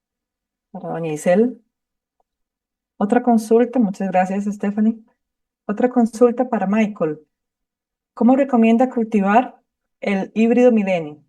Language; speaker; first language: Spanish; native; Spanish